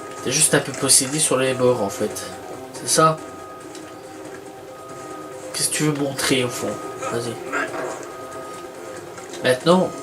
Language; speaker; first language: French; native; French